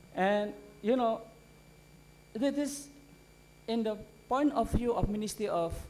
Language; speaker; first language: English; non-native, fluent; Indonesian